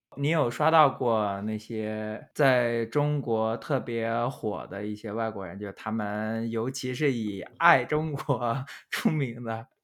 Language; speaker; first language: Chinese; native; Chinese